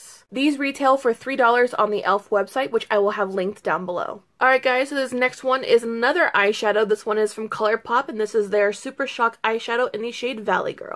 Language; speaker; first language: English; native; English